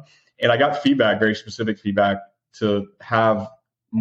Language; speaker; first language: English; native; English